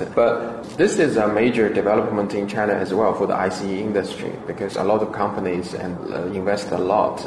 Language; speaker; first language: English; non-native, fluent; Chinese